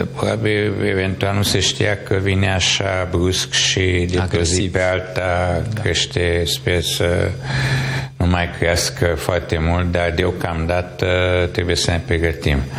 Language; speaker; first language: Romanian; non-native, local second language; Hungarian